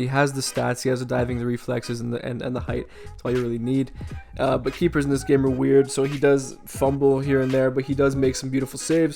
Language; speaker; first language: English; native; English